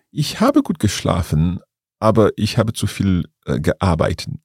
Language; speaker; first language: German; non-native, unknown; English